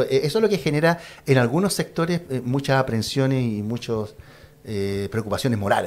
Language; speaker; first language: Spanish; native; Spanish